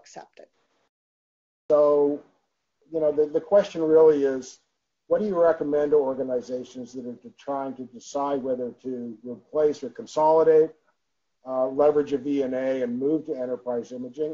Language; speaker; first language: English; native; English